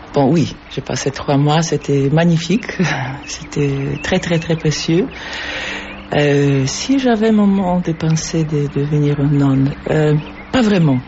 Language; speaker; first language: French; non-native, learner; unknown